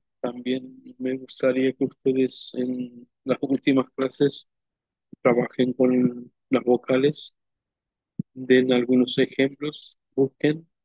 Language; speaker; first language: Spanish; non-native, local second language; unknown